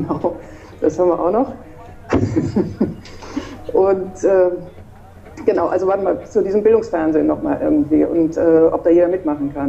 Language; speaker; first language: German; native; German